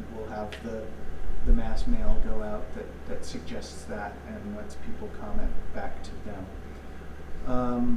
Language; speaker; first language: English; native; English